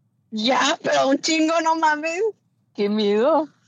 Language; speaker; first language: Spanish; early bilingual, heritage; Spanish